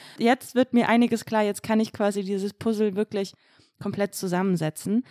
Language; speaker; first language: German; early bilingual, other home language; Russian